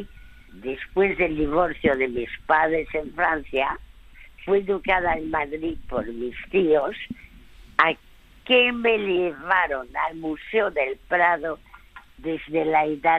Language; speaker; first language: Spanish; early bilingual, other home language; French